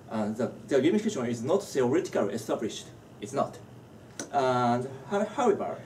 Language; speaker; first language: English; non-native, learner; Japanese